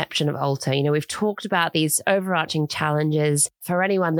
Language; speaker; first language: English; native; English